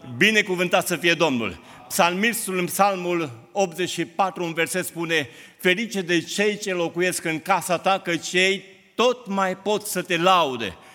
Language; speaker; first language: Romanian; non-native, local second language; Hungarian